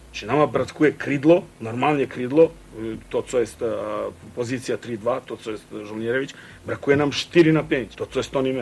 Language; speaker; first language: Polish; non-native, fluent; Croatian